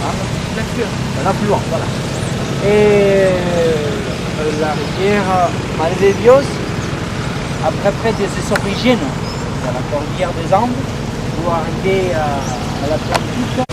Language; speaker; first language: French; non-native, fluent; Spanish